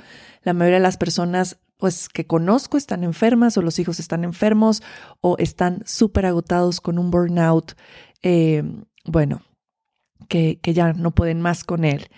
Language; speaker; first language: Spanish; native; Spanish